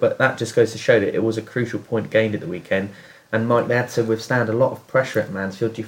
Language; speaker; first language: English; native; English